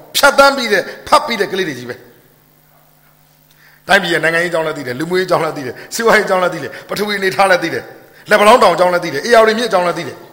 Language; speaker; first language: Burmese; native; Burmese